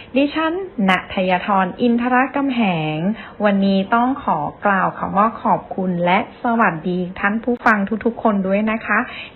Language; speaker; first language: Thai; native; Thai